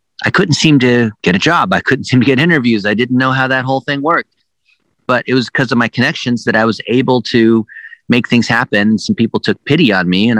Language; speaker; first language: English; early bilingual, other home language; Chinese